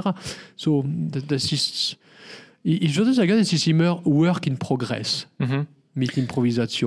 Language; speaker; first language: German; non-native, learner; French